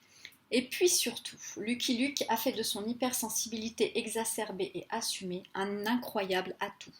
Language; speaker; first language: French; native; French